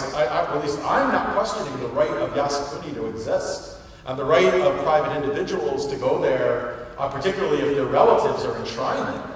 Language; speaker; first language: English; native; English